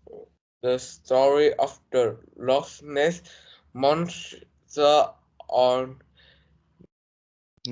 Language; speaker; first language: English; non-native, learner; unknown